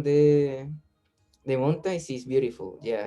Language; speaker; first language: English; non-native, learner; Spanish